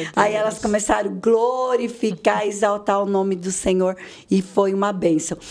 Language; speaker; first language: Portuguese; native; Portuguese